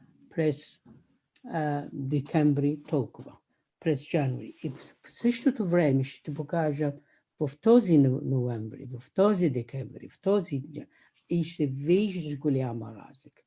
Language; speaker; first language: Bulgarian; non-native, fluent; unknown